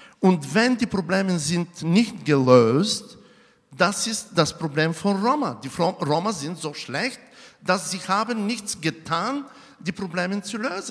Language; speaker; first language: German; non-native, fluent; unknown